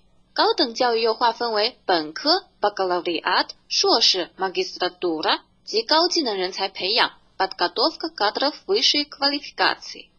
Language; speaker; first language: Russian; non-native, fluent; Chinese